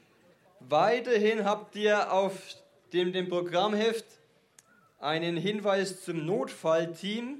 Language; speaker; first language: German; native; German